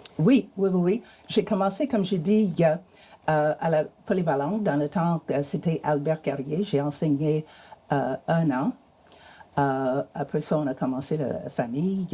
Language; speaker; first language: French; non-native, fluent; English